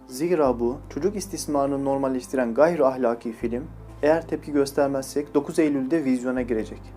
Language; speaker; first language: Turkish; native; Turkish